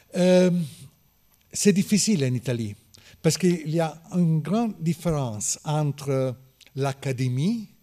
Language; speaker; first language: French; non-native, learner; Italian